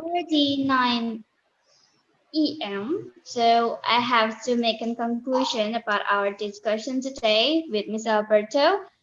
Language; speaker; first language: English; non-native, learner; Indonesian